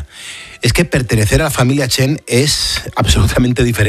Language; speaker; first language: Spanish; native; Spanish